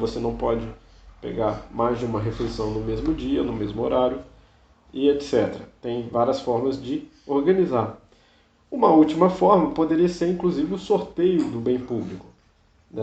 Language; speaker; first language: Portuguese; native; Portuguese